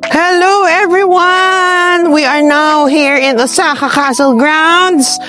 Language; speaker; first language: English; non-native, local second language; Filipino